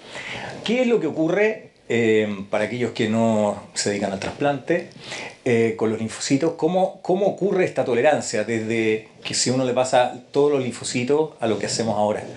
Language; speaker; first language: Spanish; native; Spanish